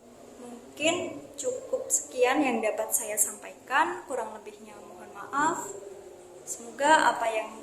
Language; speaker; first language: Indonesian; native; Indonesian